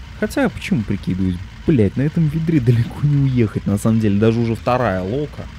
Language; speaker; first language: Russian; native; Russian